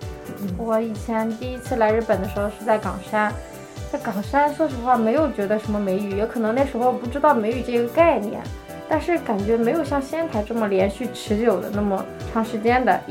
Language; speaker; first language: Chinese; native; Chinese